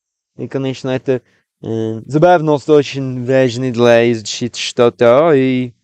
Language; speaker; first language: Russian; non-native, learner; English